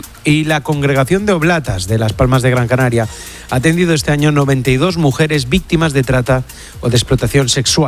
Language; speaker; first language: Spanish; native; Spanish